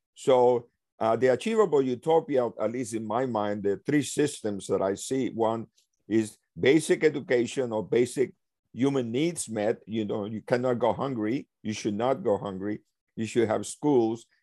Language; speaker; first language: English; early bilingual, other home language; Spanish